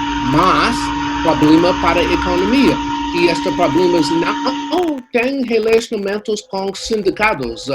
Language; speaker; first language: Portuguese; non-native, learner; English